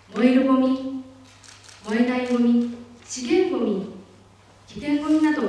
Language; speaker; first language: Japanese; non-native, fluent; Chinese